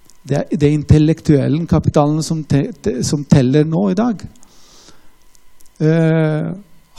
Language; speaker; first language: Norwegian; non-native, fluent; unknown